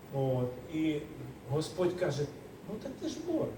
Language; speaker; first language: Ukrainian; native; Ukrainian